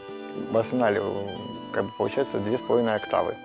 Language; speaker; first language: Russian; native; Russian